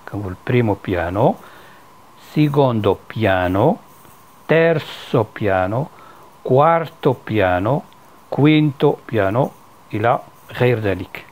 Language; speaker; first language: Italian; non-native, fluent; Arabic